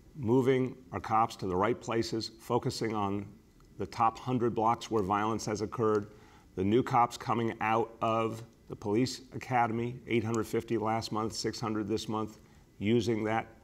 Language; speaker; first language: English; native; English